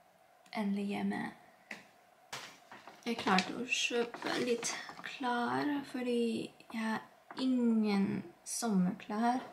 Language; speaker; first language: Norwegian; non-native, learner; Filipino